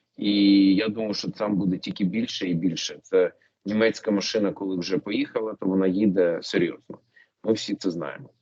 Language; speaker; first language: Ukrainian; non-native, local second language; Russian